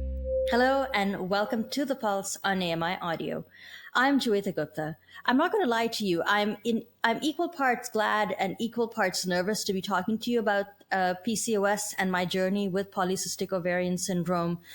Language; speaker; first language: English; native; English